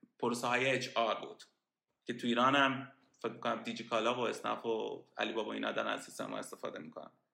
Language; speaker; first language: Persian; native; Persian